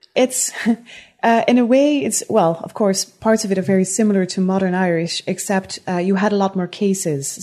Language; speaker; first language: English; non-native, fluent; Dutch